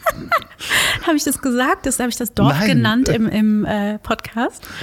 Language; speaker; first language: German; early bilingual, other home language; Portuguese